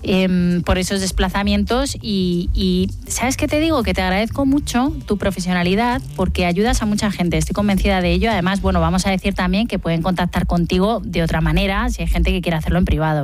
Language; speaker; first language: Spanish; native; Spanish